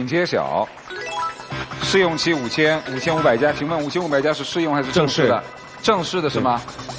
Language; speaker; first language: Chinese; native; Chinese